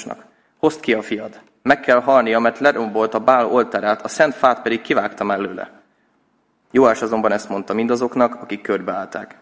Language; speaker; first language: Hungarian; native; Hungarian